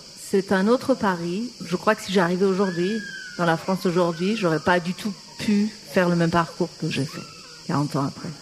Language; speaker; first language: French; non-native, fluent; Persian